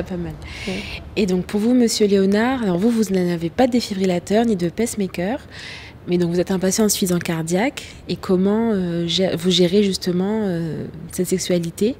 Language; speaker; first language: French; native; French